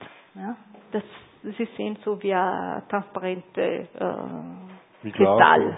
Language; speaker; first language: German; non-native, fluent; Italian